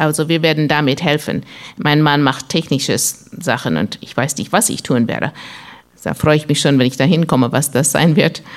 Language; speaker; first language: German; non-native, learner; English